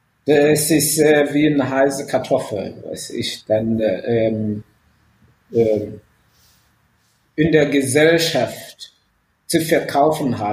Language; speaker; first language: German; non-native, fluent; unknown